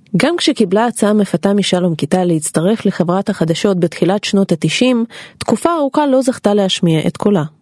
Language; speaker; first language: Hebrew; non-native, fluent; Russian